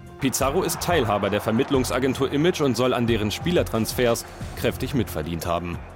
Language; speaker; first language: German; native; German